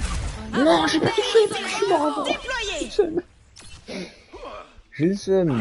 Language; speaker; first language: French; native; French